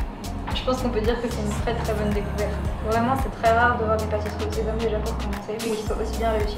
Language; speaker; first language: French; native; French